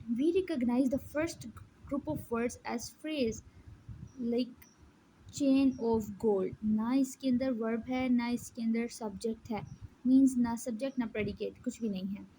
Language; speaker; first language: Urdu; native; Urdu